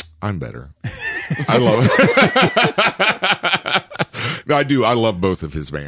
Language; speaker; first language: English; native; English